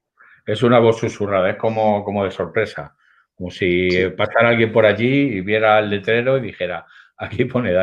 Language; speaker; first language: Spanish; native; Spanish